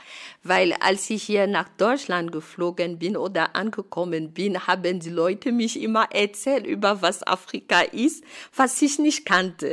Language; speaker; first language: German; non-native, fluent; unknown